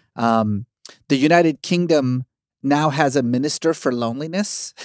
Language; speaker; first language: English; native; English